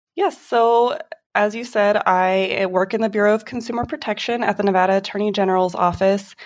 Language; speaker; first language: English; native; English